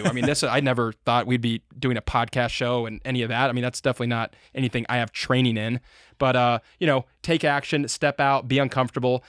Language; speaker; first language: English; native; English